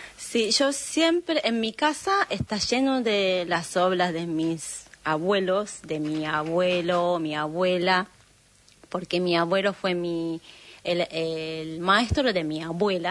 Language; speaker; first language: Spanish; non-native, fluent; Japanese